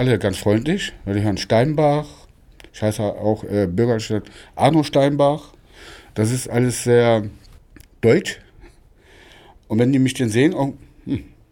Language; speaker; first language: German; non-native, local second language; Romany